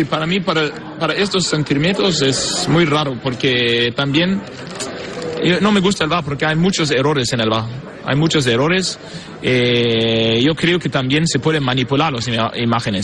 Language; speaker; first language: Spanish; non-native, fluent; Portuguese